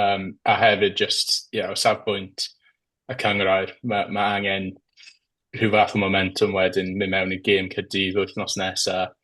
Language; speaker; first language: Welsh; native; Welsh